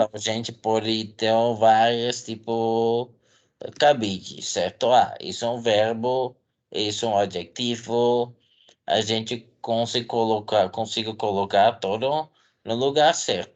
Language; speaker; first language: Portuguese; non-native, fluent; Dutch